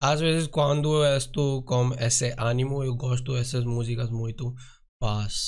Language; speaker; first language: Portuguese; non-native, learner; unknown